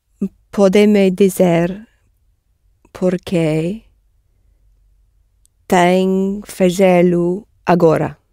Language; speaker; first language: Portuguese; non-native, learner; English